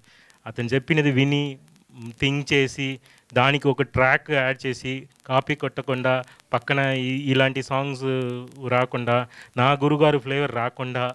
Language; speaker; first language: Telugu; non-native, fluent; Tamil